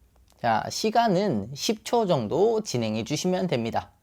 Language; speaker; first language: Korean; native; Korean